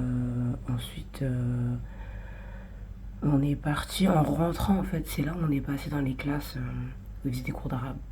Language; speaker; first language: French; native; French